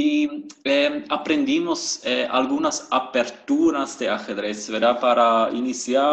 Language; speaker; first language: Spanish; non-native, fluent; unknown